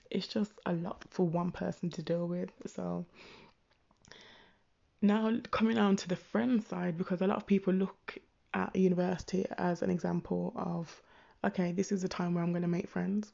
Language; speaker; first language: English; native; English